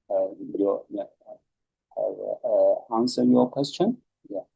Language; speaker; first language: English; non-native, learner; Chinese